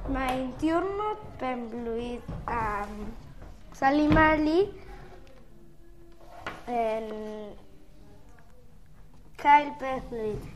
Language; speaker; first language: Welsh; non-native, local second language; Spanish